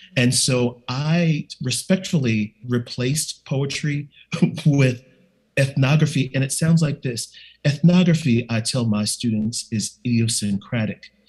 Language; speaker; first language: English; native; English